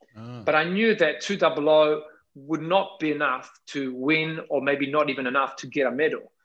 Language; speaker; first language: English; non-native, fluent; Italian